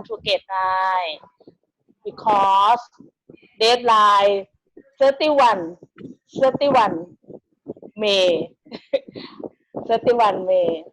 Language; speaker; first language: English; non-native, learner; Thai